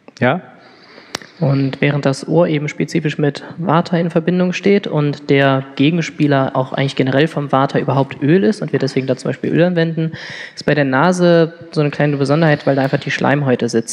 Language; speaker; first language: German; native; German